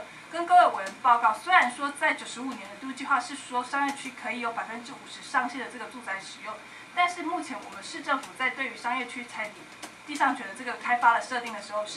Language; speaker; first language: Chinese; native; Chinese